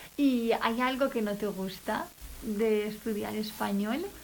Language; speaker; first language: Spanish; native; Spanish